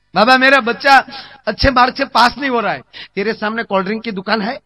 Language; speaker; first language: Hindi; non-native, local second language; Gujarati